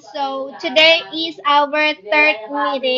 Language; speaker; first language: English; non-native, learner; Indonesian